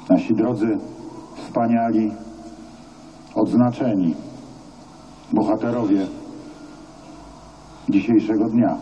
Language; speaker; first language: Polish; native; Polish